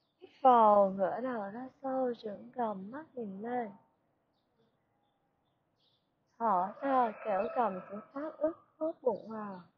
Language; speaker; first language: Vietnamese; native; Vietnamese